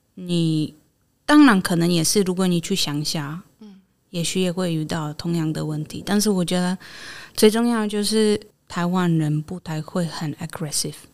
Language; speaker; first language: Chinese; non-native, fluent; Polish